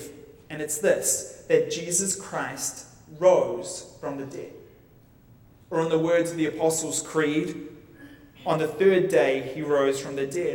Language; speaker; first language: English; native; English